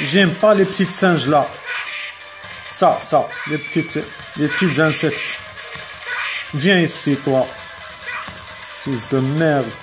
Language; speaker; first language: French; non-native, fluent; Arabic